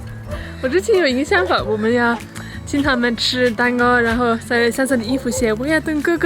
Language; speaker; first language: Chinese; non-native, fluent; Swedish